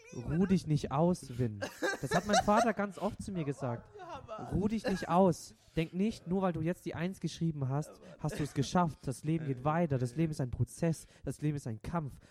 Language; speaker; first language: German; non-native, local second language; Vietnamese